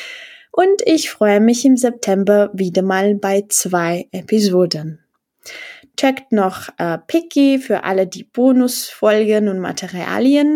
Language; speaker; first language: German; non-native, fluent; Czech